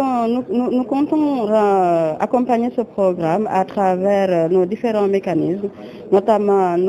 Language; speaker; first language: French; native; French